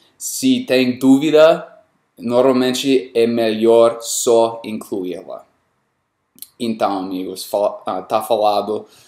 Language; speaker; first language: Portuguese; non-native, learner; English